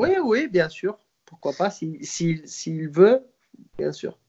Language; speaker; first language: French; non-native, fluent; Spanish